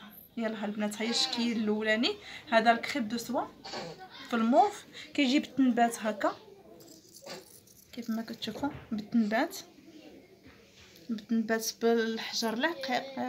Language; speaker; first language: Arabic; native; Arabic